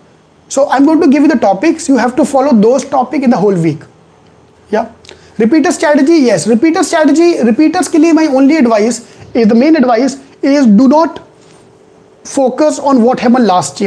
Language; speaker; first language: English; non-native, local second language; Hindi